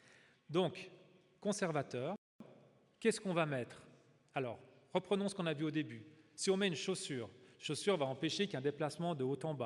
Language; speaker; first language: French; native; French